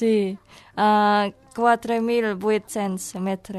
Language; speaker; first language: Catalan; non-native, learner; Indonesian